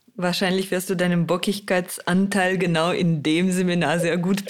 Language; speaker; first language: German; non-native, fluent; Russian